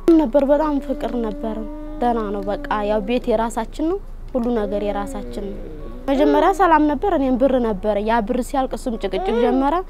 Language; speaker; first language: Amharic; native; Amharic